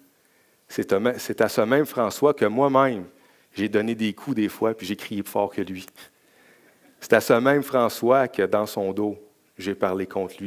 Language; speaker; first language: French; native; French